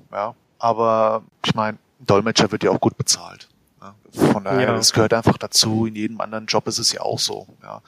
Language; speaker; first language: German; native; German